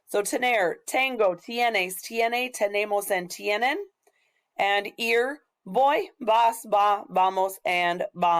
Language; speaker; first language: Spanish; non-native, fluent; English